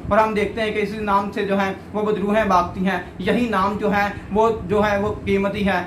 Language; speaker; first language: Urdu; native; Urdu